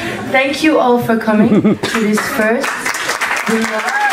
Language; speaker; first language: English; native; English